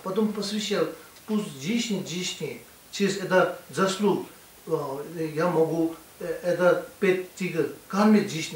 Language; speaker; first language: Russian; non-native, learner; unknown